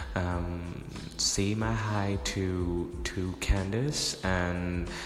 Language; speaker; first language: English; non-native, local second language; Urdu